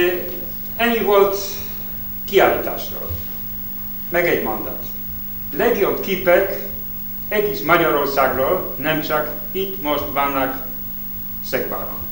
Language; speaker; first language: Hungarian; non-native, learner; Polish